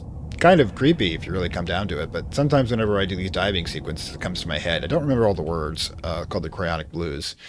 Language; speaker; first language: English; native; English